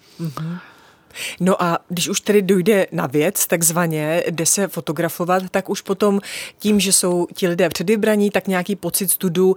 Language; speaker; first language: Czech; native; Czech